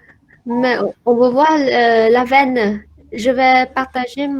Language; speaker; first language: French; non-native, fluent; Vietnamese